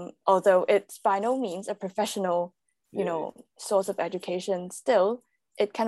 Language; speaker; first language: English; non-native, local second language; Cantonese